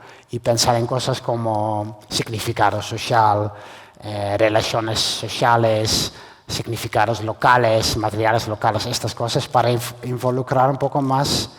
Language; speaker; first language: Spanish; non-native, fluent; Dutch